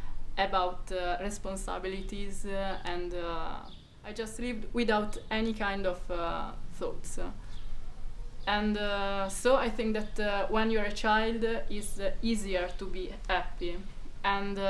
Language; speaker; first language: English; non-native, fluent; Italian